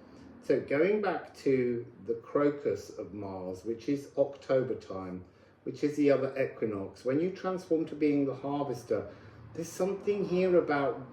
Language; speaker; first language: English; native; English